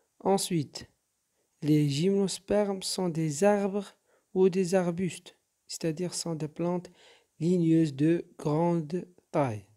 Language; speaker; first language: French; non-native, local second language; Arabic